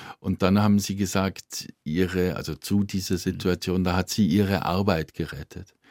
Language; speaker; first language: German; native; German